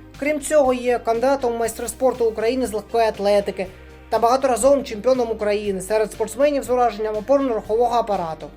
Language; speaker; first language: Ukrainian; native; Ukrainian